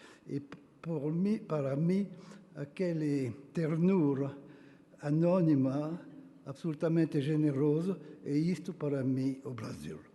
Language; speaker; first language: Portuguese; non-native, fluent; French